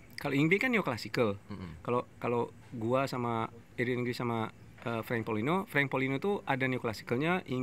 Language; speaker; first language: Indonesian; non-native, fluent; English